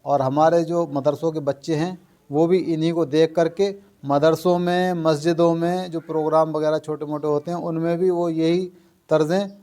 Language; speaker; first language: Urdu; native; Urdu